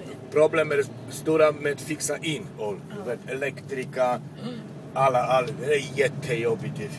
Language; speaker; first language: Swedish; non-native, local second language; Polish